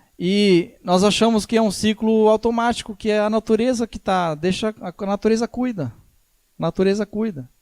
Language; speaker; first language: Portuguese; native; Portuguese